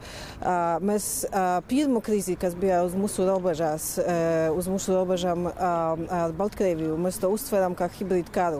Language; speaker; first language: Latvian; non-native, fluent; Polish